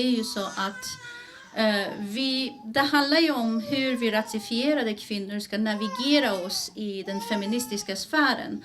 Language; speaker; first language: Swedish; early bilingual, other home language; Persian